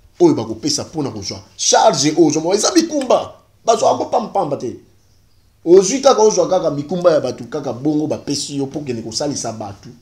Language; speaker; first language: Lingala; non-native, local second language; Kongo